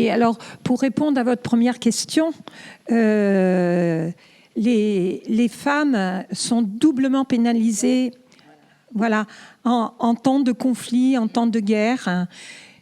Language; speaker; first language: French; native; French